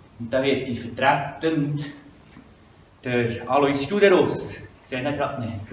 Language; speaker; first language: German; native; German